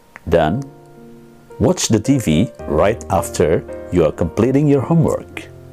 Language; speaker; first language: English; non-native, fluent; Indonesian